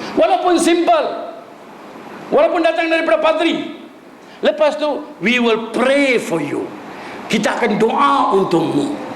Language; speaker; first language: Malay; non-native, local second language; Min Nan Chinese